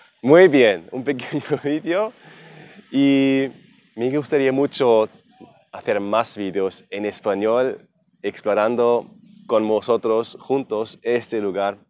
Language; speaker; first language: Spanish; non-native, fluent; German